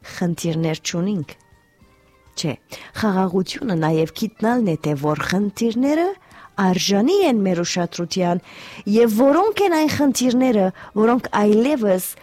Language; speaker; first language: Armenian; early bilingual, heritage; Armenian